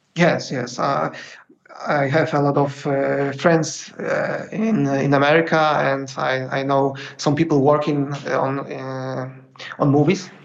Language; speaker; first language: English; non-native, fluent; Polish